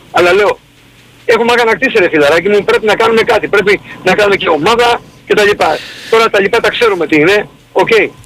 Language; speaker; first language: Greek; early bilingual, heritage; Greek